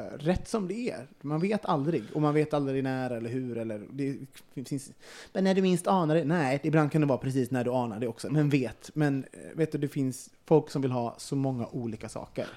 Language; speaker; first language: Swedish; native; Swedish